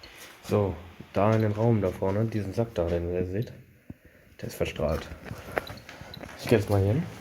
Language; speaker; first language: German; native; German